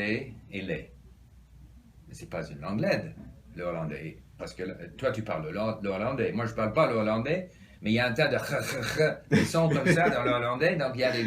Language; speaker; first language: French; non-native, fluent; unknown